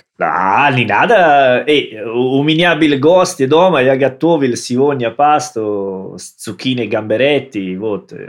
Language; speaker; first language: Russian; non-native, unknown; Italian